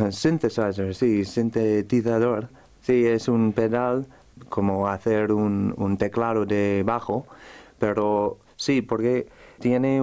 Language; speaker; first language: Spanish; non-native, fluent; English